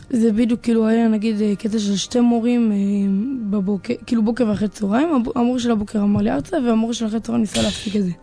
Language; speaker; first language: Hebrew; native; Hebrew